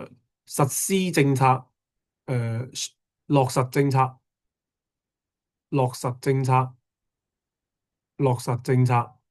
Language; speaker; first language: Chinese; native; Chinese